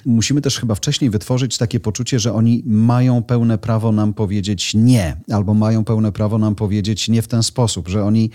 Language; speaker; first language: Polish; native; Polish